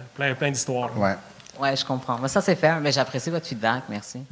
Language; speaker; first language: French; native; French